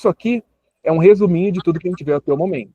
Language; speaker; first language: Portuguese; native; Portuguese